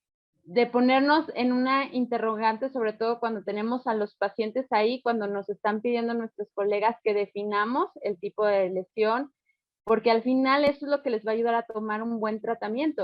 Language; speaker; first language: Spanish; native; Spanish